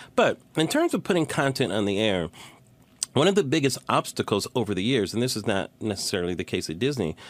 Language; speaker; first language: English; native; English